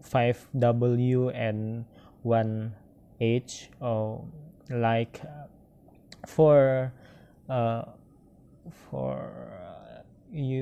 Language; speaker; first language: English; non-native, learner; Minangkabau